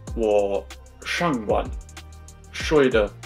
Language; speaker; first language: Chinese; non-native, learner; German